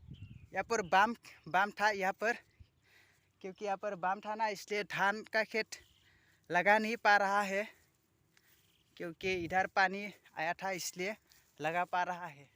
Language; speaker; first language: Hindi; non-native, local second language; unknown